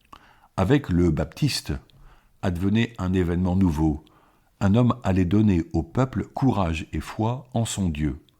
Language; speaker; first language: French; native; French